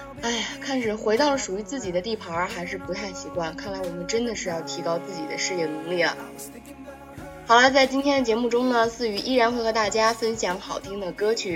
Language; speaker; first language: Chinese; native; Chinese